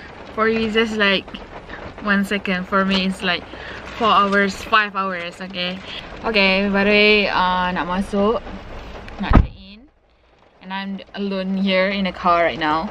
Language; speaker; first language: English; non-native, local second language; Malay